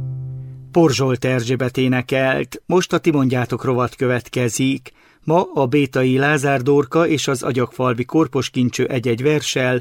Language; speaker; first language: Hungarian; native; Hungarian